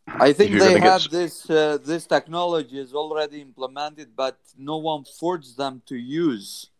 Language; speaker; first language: English; non-native, fluent; Albanian